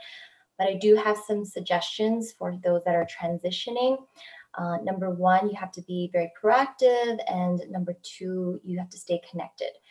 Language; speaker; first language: English; native; English